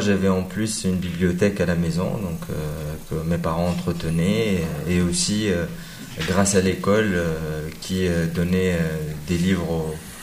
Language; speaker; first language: French; non-native, local second language; Arabic